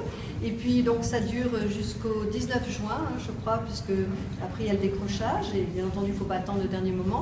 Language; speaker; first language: French; native; French